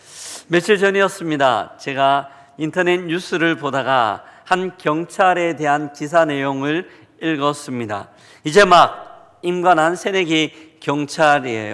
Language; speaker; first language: Korean; native; Korean